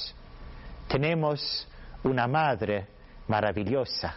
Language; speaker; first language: Spanish; non-native, learner; Swedish